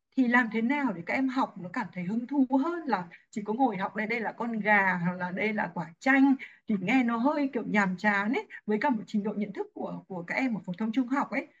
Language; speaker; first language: Vietnamese; native; Vietnamese